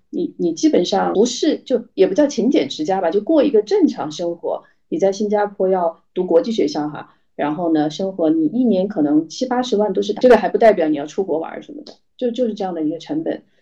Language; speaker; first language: Chinese; native; Chinese